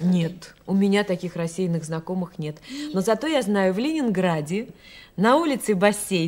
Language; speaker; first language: Russian; native; Russian